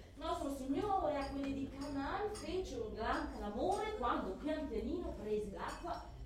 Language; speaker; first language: Italian; native; Italian